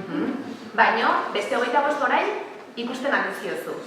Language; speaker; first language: Basque; native; Basque